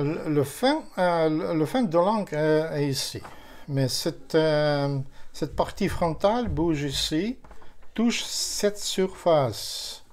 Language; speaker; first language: French; non-native, learner; Ukrainian